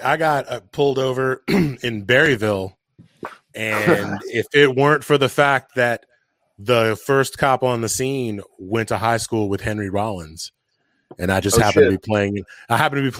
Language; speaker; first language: English; native; English